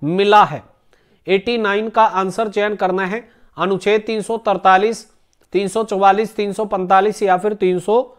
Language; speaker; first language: Hindi; native; Hindi